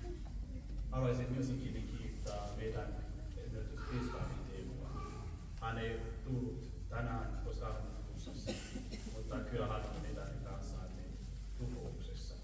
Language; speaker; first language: Finnish; non-native, fluent; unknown